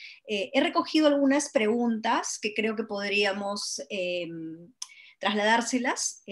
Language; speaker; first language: Spanish; native; Spanish